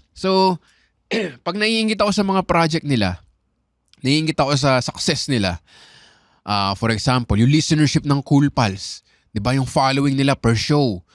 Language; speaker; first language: Filipino; native; Filipino